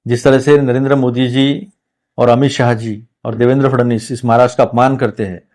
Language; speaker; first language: Hindi; non-native, local second language; Marathi